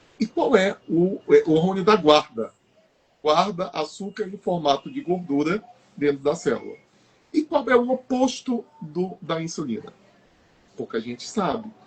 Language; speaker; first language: Portuguese; native; Portuguese